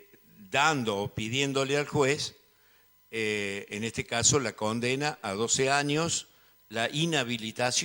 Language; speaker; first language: Spanish; native; Spanish